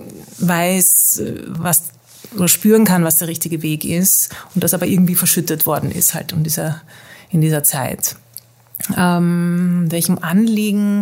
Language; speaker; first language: German; early bilingual, heritage; German